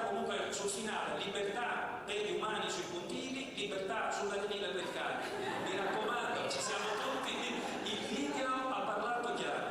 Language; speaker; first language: Italian; native; Italian